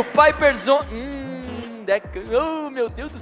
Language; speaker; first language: Portuguese; native; Portuguese